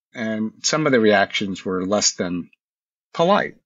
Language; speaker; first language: English; early bilingual, other home language; Korean